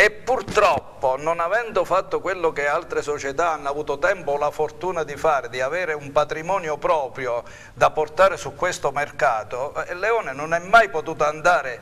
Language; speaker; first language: Italian; native; Italian